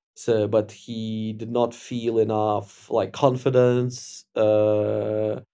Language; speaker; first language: English; non-native, fluent; Ukrainian